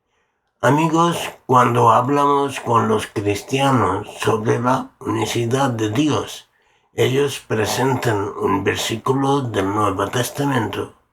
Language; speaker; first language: Spanish; non-native, learner; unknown